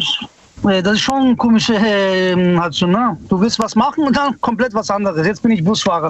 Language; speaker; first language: German; early bilingual, other home language; Italian